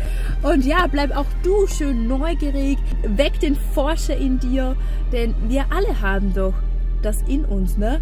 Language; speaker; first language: German; native; German